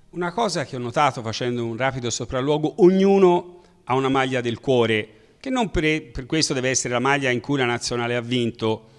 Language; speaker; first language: Italian; native; Italian